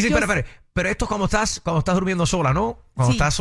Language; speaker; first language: Spanish; native; Spanish